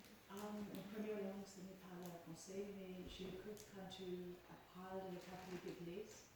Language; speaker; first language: French; non-native, learner; English